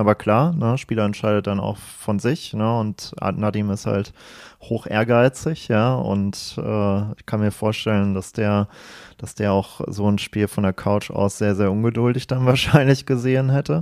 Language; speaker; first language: German; native; German